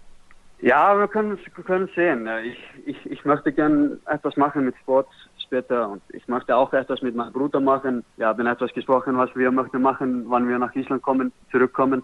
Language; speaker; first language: German; non-native, learner; Icelandic